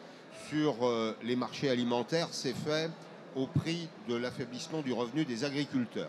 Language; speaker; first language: French; native; French